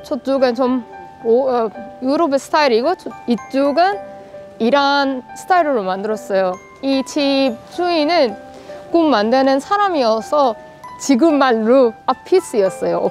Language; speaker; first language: Korean; non-native, fluent; Persian